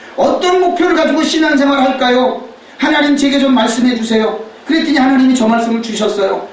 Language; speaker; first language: Korean; native; Korean